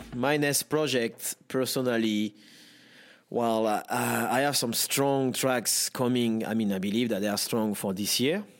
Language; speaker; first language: English; non-native, fluent; French